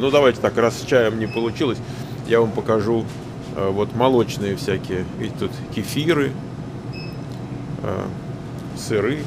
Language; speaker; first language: Russian; native; Russian